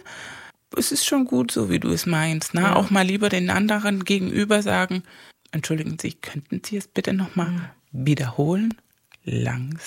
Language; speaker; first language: German; non-native, fluent; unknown